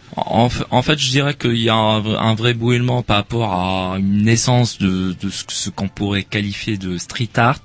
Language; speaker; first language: French; non-native, local second language; Arabic